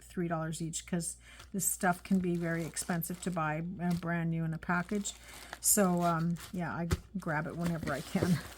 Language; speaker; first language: English; native; English